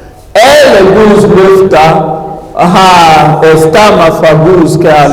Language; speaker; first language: Swedish; non-native, learner; French